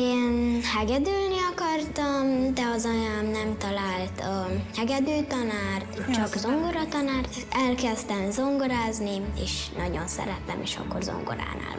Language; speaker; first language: Hungarian; non-native, learner; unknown